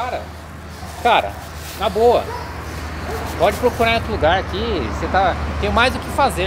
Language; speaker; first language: Portuguese; native; Portuguese